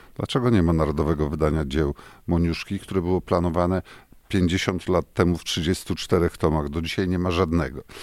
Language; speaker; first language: Polish; native; Polish